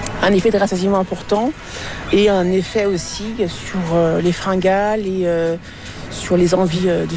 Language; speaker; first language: French; native; French